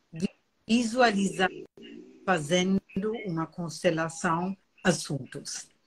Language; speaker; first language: Portuguese; non-native, fluent; German